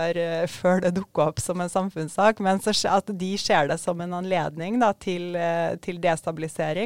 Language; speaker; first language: Norwegian; native; Norwegian